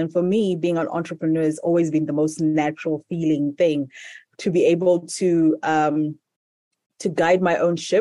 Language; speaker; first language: English; non-native, local second language; Shona